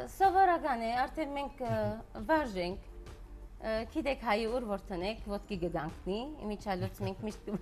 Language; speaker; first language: Armenian; early bilingual, heritage; Armenian